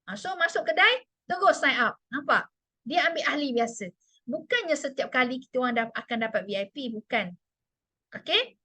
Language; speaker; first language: Malay; non-native, local second language; Chinese